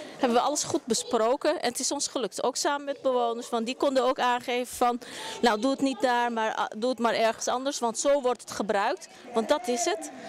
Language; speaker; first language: Dutch; early bilingual, other home language; Turkish